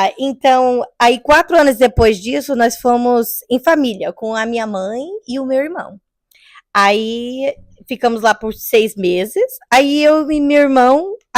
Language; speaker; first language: Portuguese; early bilingual, heritage; English